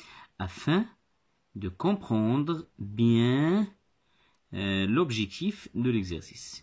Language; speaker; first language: French; non-native, local second language; Arabic